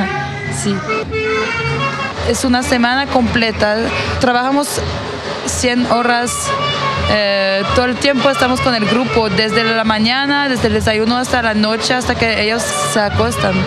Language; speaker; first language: Spanish; non-native, fluent; French